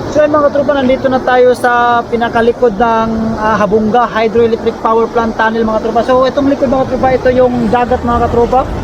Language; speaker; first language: Filipino; non-native, local second language; Surigaonon